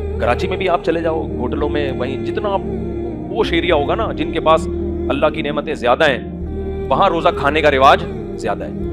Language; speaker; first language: Urdu; native; Urdu